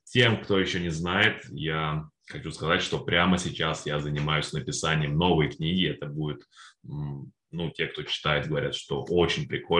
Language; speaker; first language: Russian; native; Russian